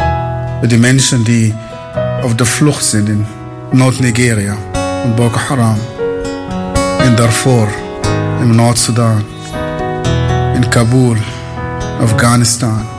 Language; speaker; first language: German; non-native, fluent; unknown